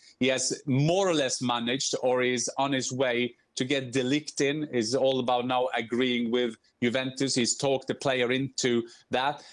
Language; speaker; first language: English; non-native, fluent; Norwegian